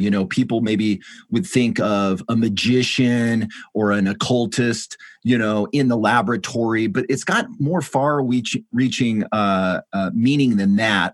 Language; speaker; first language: English; native; English